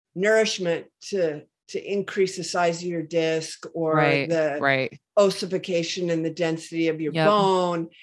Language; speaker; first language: English; native; English